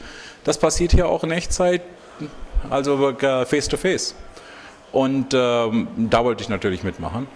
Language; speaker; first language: German; non-native, fluent; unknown